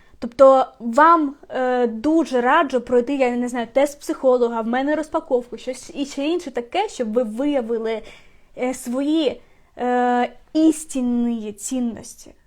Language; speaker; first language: Ukrainian; non-native, local second language; Russian